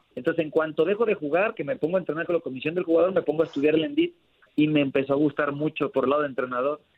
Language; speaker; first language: Spanish; native; Spanish